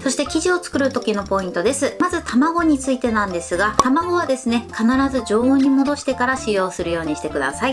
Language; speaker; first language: Japanese; native; Japanese